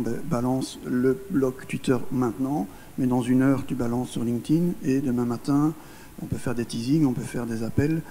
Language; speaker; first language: French; native; French